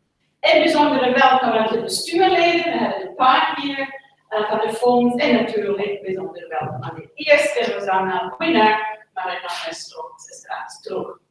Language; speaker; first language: Dutch; non-native, fluent; English